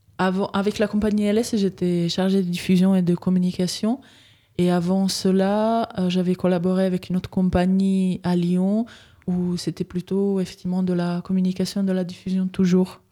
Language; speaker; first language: French; non-native, fluent; Italian